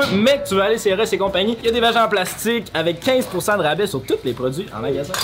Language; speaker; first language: French; native; French